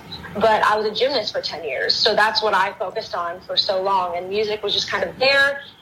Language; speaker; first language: English; native; English